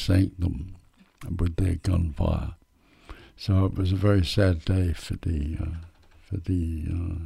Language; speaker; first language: English; native; English